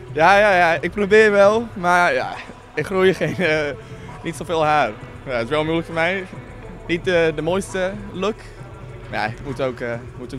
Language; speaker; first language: Dutch; non-native, learner; English